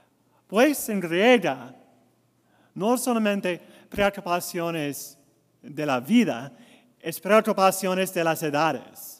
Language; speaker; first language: Spanish; non-native, learner; English